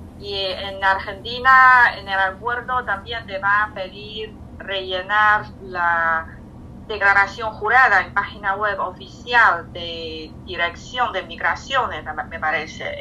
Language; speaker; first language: Spanish; non-native, fluent; Chinese